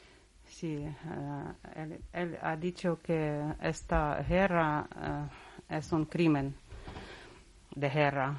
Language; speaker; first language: Spanish; non-native, learner; Russian